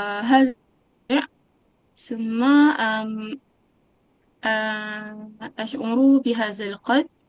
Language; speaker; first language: Arabic; non-native, learner; Malay